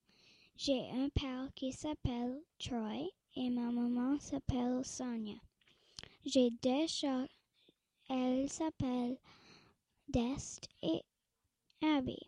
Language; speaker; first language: French; non-native, local second language; English